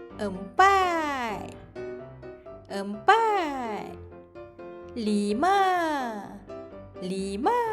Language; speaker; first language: Malay; native; Malay